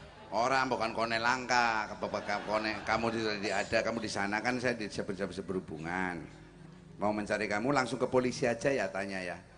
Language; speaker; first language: Malay; non-native, local second language; Javanese